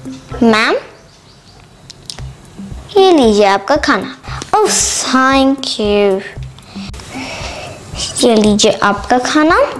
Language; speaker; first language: Hindi; native; Hindi